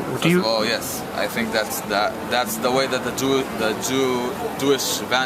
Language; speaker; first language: English; non-native, fluent; Hebrew